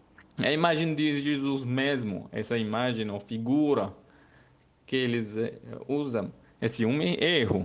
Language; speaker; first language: Portuguese; non-native, learner; Arabic